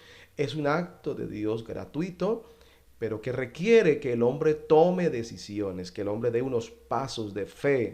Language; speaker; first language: Spanish; native; Spanish